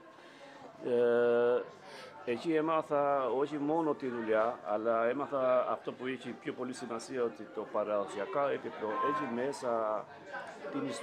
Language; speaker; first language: Greek; non-native, learner; Albanian